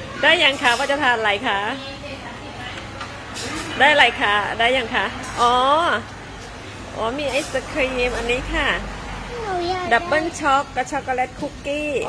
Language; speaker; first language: Thai; native; Thai